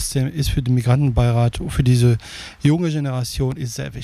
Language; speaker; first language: German; non-native, fluent; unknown